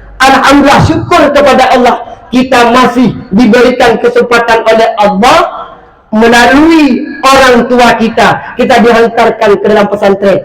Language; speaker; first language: Malay; non-native, local second language; Achinese